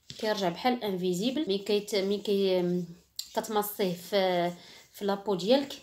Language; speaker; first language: Arabic; native; Arabic